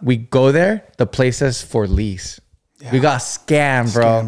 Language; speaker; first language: English; early bilingual, other home language; Spanish